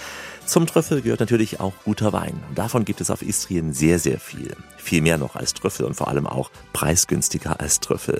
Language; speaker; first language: German; native; German